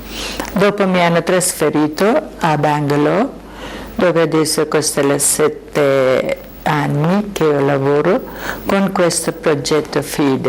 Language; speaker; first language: Italian; non-native, learner; Malayalam